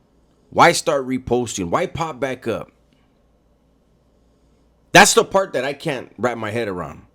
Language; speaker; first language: English; native; English